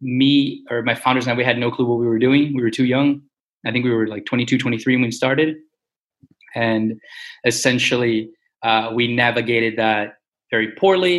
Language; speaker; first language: English; early bilingual, other home language; Portuguese